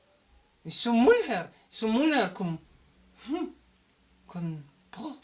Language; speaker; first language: French; non-native, learner; German